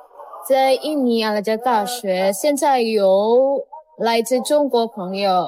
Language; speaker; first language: Chinese; non-native, fluent; Indonesian